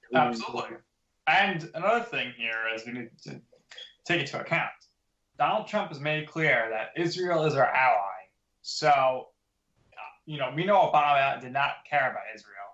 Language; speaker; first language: English; native; English